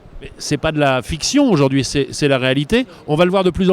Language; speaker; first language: French; native; French